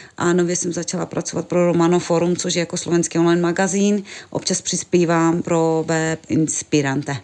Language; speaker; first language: Czech; non-native, local second language; Romany